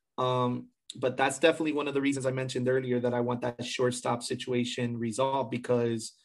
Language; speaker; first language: English; early bilingual, other home language; Spanish